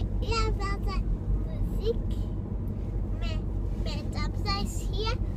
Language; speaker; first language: Danish; early bilingual, heritage; Danish